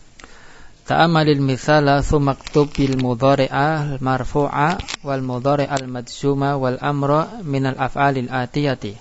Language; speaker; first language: Arabic; non-native, fluent; Indonesian